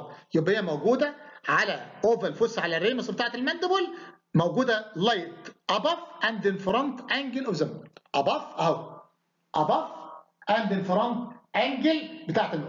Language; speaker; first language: Arabic; native; Arabic